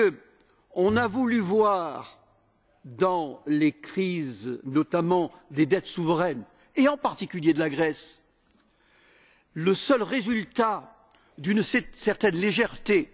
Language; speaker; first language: French; native; French